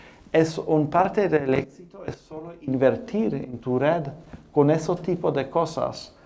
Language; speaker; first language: Spanish; non-native, fluent; English